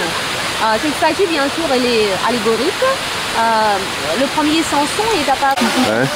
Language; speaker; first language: French; non-native, fluent; Russian